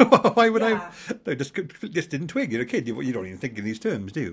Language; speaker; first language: English; native; English